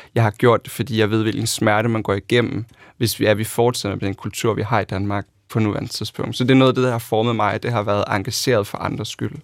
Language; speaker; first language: Danish; native; Danish